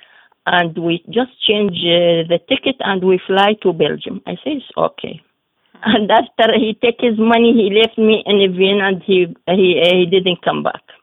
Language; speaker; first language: English; non-native, learner; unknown